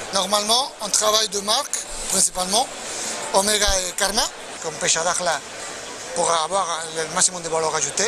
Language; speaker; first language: French; non-native, learner; Spanish